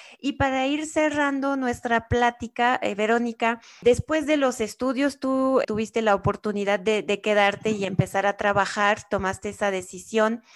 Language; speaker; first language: Spanish; non-native, fluent; French